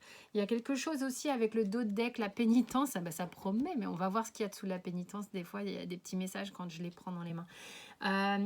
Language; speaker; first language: French; native; French